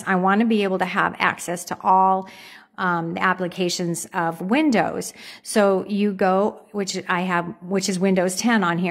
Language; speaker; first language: English; native; English